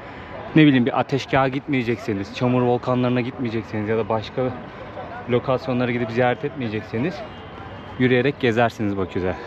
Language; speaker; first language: Turkish; native; Turkish